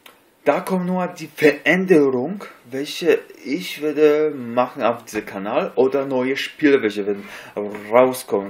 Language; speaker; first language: German; non-native, learner; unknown